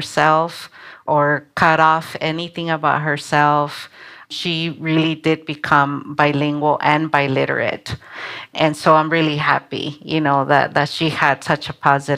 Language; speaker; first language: English; non-native, local second language; Spanish